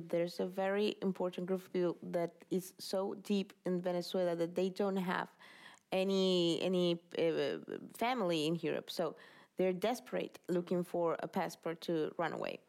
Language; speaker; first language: English; non-native, fluent; Spanish